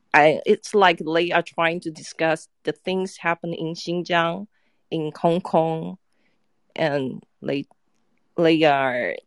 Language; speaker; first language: English; non-native, fluent; Chinese